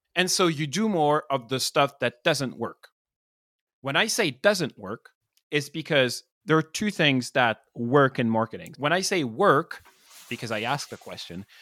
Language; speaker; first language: English; non-native, fluent; French